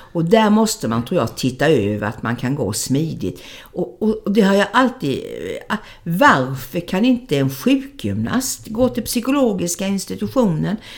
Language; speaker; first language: Swedish; native; Swedish